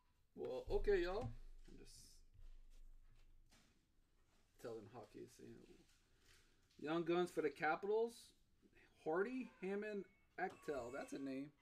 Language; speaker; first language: English; native; English